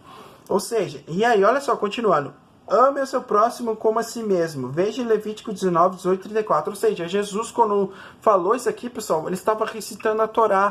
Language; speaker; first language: Portuguese; native; Portuguese